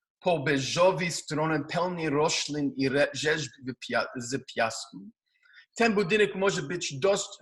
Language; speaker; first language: Polish; non-native, learner; Hebrew